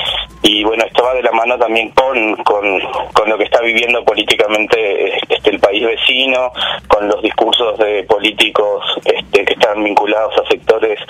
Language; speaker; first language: Spanish; native; Spanish